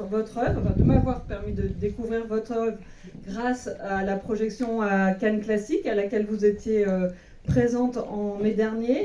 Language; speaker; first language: French; native; French